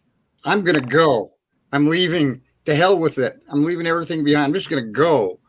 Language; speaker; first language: English; native; English